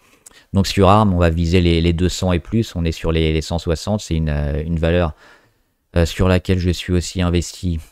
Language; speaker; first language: French; native; French